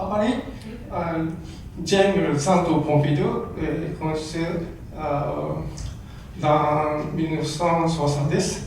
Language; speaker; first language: French; non-native, learner; Japanese